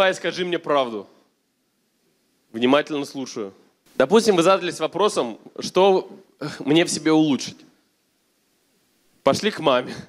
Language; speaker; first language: Russian; native; Russian